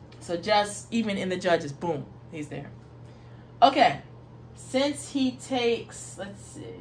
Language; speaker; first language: English; native; English